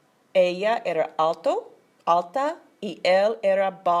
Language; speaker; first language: Spanish; non-native, fluent; English